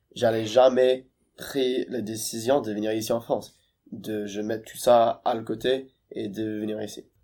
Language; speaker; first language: French; non-native, fluent; English